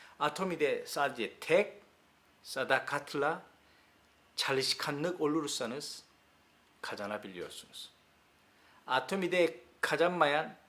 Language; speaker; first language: Turkish; non-native, learner; Korean